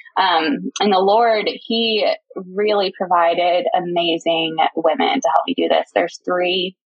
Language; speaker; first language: English; native; English